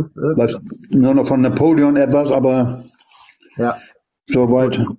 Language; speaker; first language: German; non-native, fluent; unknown